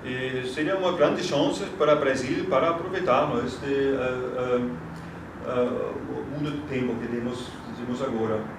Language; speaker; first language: Portuguese; non-native, fluent; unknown